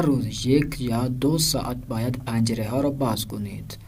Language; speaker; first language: Persian; non-native, fluent; Urdu